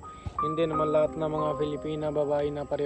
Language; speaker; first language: Filipino; non-native, learner; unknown